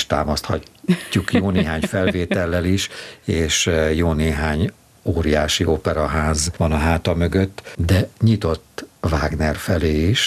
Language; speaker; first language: Hungarian; native; Hungarian